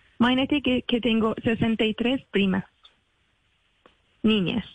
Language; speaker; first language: Spanish; non-native, learner; Arabic